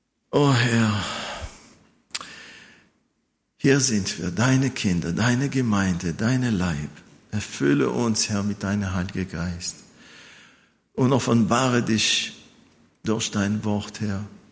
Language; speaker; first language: German; non-native, fluent; Hebrew